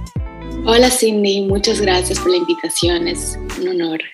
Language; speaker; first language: Spanish; early bilingual, heritage; Spanish